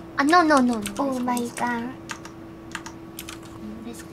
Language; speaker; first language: English; non-native, learner; Korean